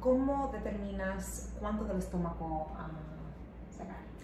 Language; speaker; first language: Spanish; non-native, local second language; English